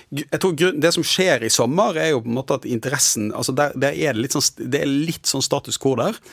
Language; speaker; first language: Norwegian; native; Norwegian